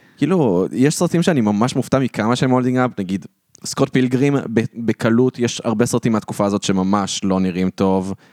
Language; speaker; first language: Hebrew; native; Hebrew